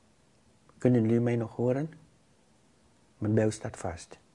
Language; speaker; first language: Dutch; non-native, fluent; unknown